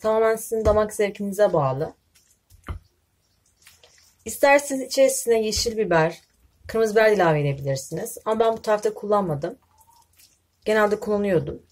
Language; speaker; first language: Turkish; native; Turkish